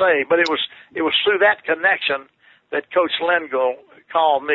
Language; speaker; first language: English; native; English